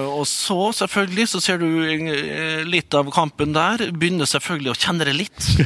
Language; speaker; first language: Norwegian; native; Norwegian